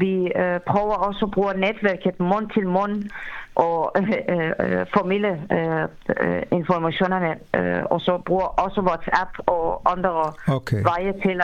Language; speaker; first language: Danish; non-native, fluent; Persian